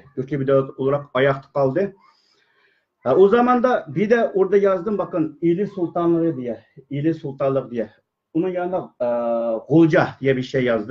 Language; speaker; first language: Turkish; non-native, learner; Uyghur